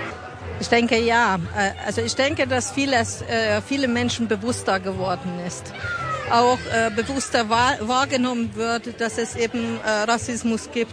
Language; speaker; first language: German; non-native, fluent; Hungarian